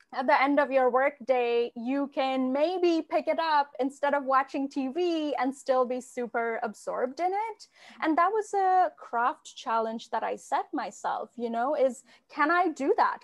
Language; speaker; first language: English; non-native, local second language; Bangla